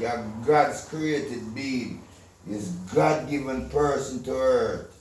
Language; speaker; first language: English; non-native, local second language; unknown